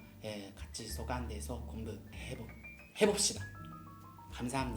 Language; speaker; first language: Korean; non-native, learner; Japanese